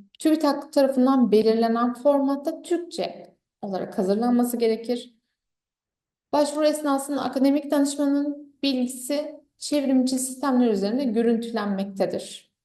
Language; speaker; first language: Turkish; native; Turkish